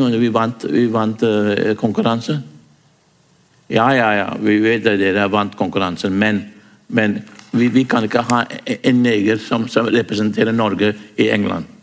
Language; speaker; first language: Norwegian; non-native, fluent; English